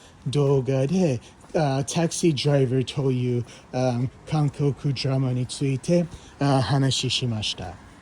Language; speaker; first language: Japanese; non-native, fluent; English